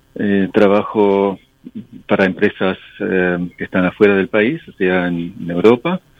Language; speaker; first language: Spanish; non-native, local second language; English